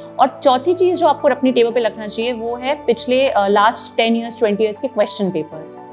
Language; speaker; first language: Hindi; native; Hindi